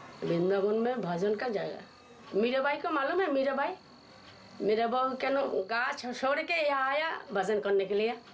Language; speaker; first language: Hindi; non-native, local second language; Bangla